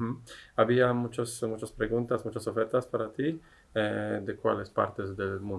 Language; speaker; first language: Spanish; non-native, fluent; Polish